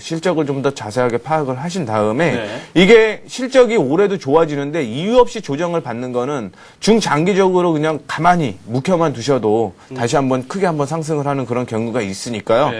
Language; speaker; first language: Korean; native; Korean